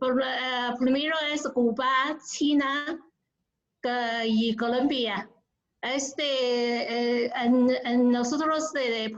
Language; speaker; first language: Spanish; non-native, learner; Chinese